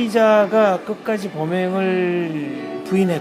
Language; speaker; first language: Korean; native; Korean